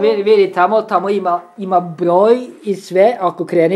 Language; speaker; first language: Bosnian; non-native, learner; Norwegian